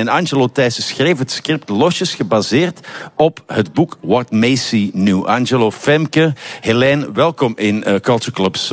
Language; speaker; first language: Dutch; native; Dutch